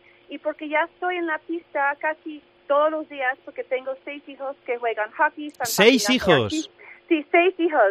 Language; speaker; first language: Spanish; early bilingual, heritage; English